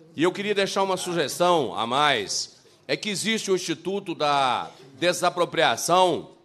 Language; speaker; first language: Portuguese; native; Portuguese